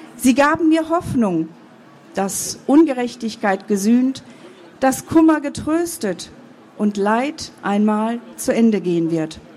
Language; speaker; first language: German; early bilingual, other home language; Kurdish